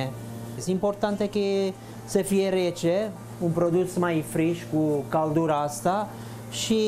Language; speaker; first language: Romanian; non-native, fluent; Italian